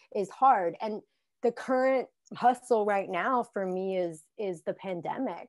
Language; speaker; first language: English; native; English